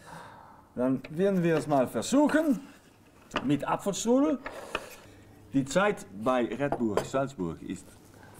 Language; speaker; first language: German; non-native, learner; Dutch